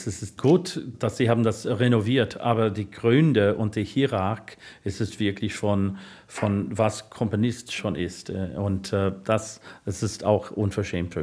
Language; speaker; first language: German; non-native, learner; English